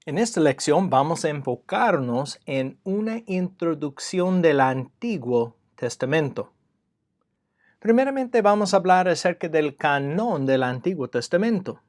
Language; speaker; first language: Spanish; non-native, fluent; English